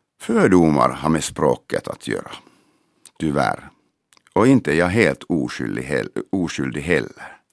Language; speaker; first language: Swedish; non-native, local second language; Finnish